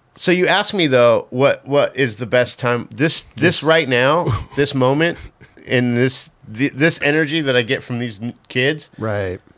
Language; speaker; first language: English; native; English